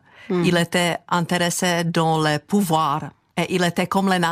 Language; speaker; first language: French; non-native, fluent; Czech